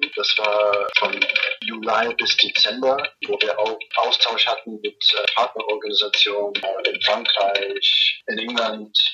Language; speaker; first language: German; non-native, fluent; English